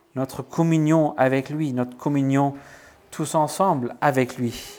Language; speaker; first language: French; non-native, fluent; English